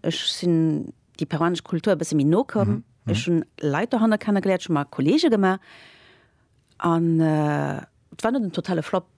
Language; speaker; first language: Luxembourgish; early bilingual, other home language; Spanish